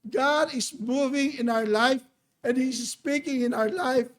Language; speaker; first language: English; non-native, local second language; Filipino